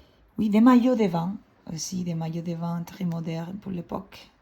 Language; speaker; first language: French; non-native, fluent; Spanish